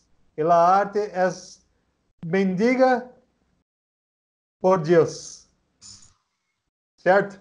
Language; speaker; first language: Spanish; non-native, learner; Portuguese